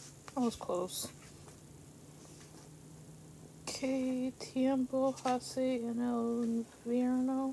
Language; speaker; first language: Spanish; non-native, learner; English